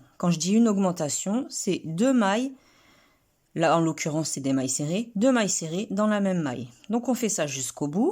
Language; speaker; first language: French; native; French